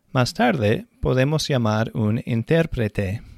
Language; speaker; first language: Spanish; non-native, fluent; English